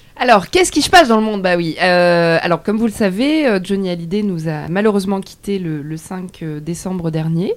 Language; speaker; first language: French; native; French